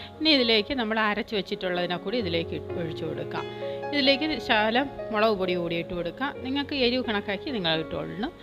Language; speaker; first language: Malayalam; native; Malayalam